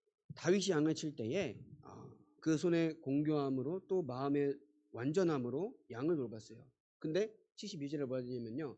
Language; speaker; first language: Korean; native; Korean